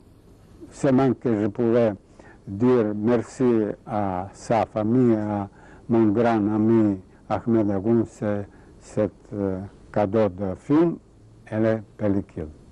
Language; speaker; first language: French; non-native, fluent; Serbian